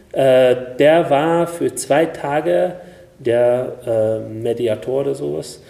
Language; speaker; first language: German; non-native, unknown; Hungarian